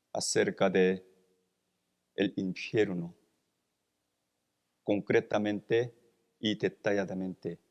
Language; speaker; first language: Spanish; non-native, fluent; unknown